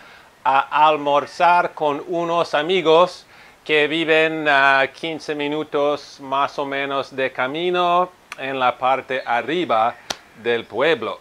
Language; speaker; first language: Spanish; non-native, fluent; Italian